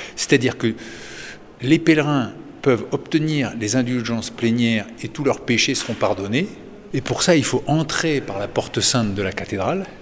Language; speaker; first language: French; native; French